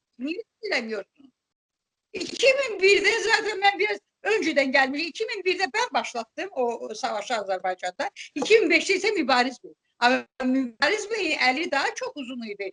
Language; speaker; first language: Turkish; non-native, fluent; Azerbaijani